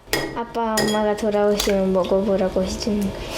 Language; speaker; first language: Korean; early bilingual, other home language; Russian